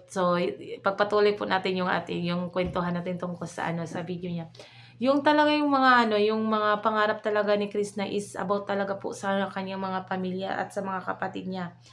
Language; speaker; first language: Filipino; non-native, local second language; Waray